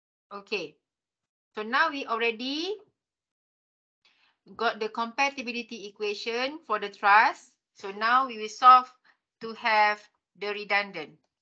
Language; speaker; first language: English; non-native, local second language; Malay